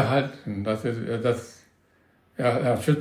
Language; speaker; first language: German; non-native, learner; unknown